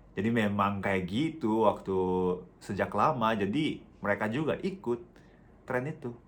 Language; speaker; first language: Indonesian; non-native, fluent; Japanese